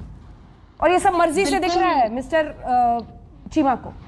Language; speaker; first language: Hindi; native; Hindi